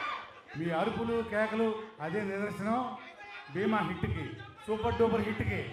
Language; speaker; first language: Telugu; native; Telugu